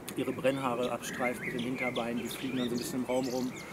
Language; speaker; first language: German; native; German